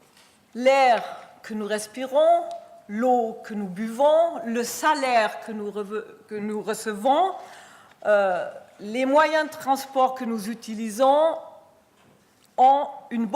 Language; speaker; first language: French; non-native, fluent; German